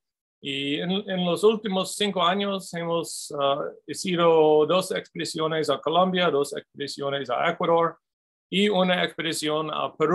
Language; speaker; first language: Spanish; non-native, fluent; English